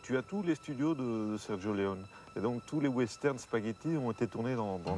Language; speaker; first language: French; native; French